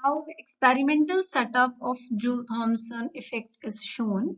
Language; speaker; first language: English; non-native, local second language; Punjabi